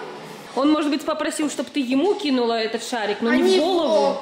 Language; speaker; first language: Russian; native; Russian